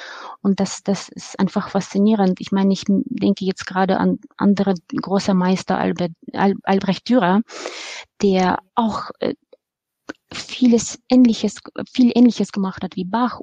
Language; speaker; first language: German; non-native, fluent; Ukrainian